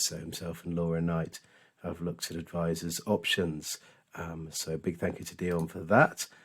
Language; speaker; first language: English; native; English